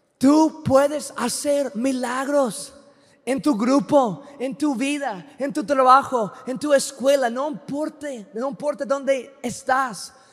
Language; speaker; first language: Spanish; non-native, fluent; English